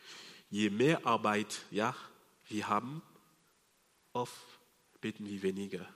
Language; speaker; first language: German; non-native, fluent; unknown